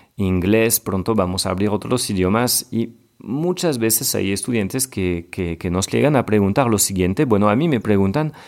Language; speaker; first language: French; native; French